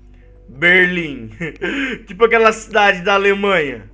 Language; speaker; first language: Portuguese; native; Portuguese